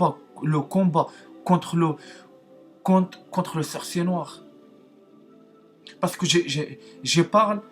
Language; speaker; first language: French; non-native, learner; Arabic